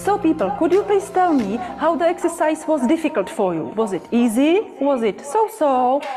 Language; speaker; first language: English; non-native, fluent; Czech